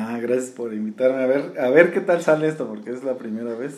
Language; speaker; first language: Spanish; native; Spanish